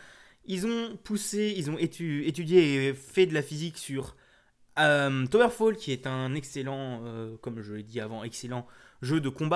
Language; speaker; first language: French; native; French